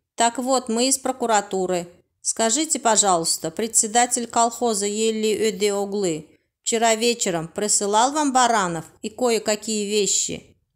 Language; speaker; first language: Russian; non-native, local second language; Turkmen